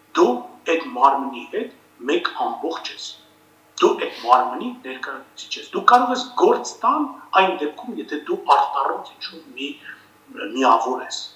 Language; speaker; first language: Armenian; native; Armenian